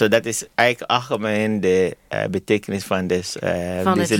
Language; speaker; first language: Dutch; non-native, learner; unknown